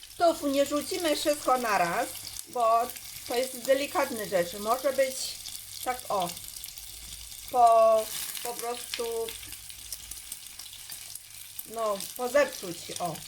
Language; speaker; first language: Polish; non-native, learner; Chinese